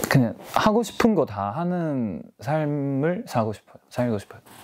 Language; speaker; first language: Korean; non-native, learner; Chinese